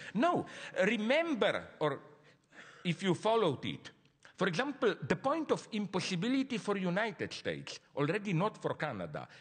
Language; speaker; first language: English; non-native, fluent; Slovenian